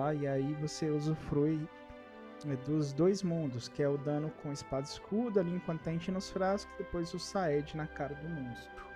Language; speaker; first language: Portuguese; native; Portuguese